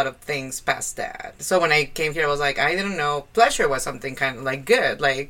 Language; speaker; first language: English; non-native, fluent; Spanish